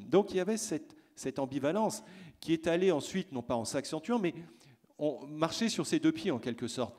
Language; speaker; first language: French; native; French